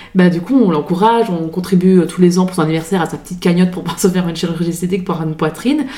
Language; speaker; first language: French; native; French